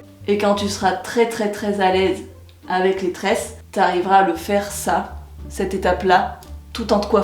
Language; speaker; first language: French; native; French